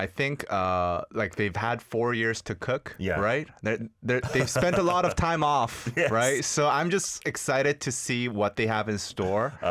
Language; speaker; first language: English; early bilingual, other home language; Korean